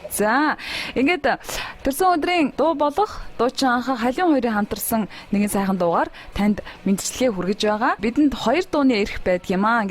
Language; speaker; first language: Mongolian; native; Mongolian